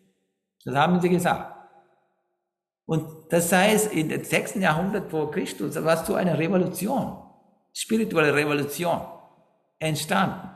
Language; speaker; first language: German; non-native, fluent; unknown